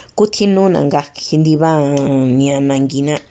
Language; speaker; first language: Spanish; early bilingual, other home language; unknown